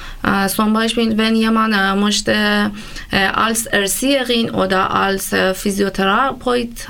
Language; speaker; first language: German; non-native, learner; Persian